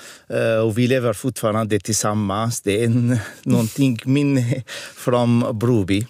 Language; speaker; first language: Swedish; non-native, fluent; Arabic